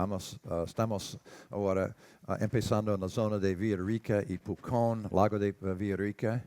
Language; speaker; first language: Spanish; non-native, learner; English